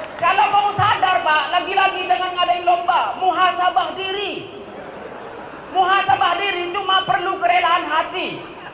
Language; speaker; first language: Indonesian; non-native, local second language; Madurese